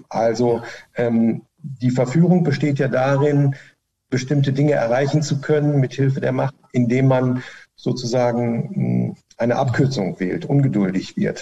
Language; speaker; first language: German; native; German